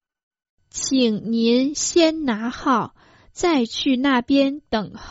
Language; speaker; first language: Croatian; non-native, fluent; Chinese